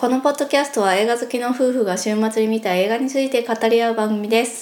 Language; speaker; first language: Japanese; native; Japanese